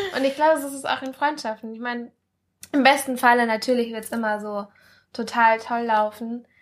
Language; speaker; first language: German; early bilingual, other home language; Spanish